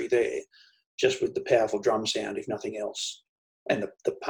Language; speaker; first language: English; native; English